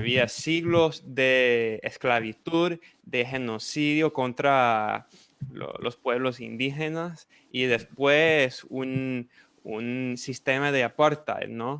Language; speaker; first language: Spanish; non-native, fluent; English